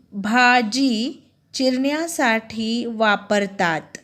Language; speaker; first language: Marathi; non-native, local second language; Urdu